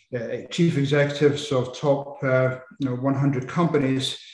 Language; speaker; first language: English; native; English